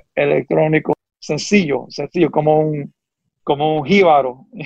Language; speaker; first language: Spanish; early bilingual, heritage; Spanish